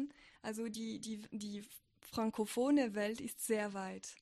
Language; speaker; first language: German; non-native, fluent; French